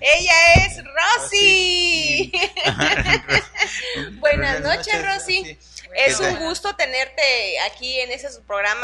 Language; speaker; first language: Spanish; native; Spanish